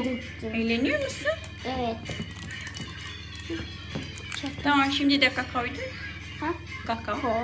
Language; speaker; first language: Turkish; non-native, fluent; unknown